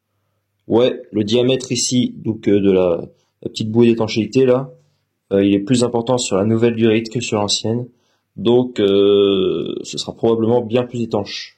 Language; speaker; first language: French; native; French